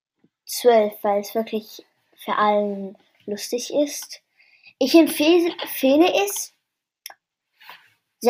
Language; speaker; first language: German; non-native, learner; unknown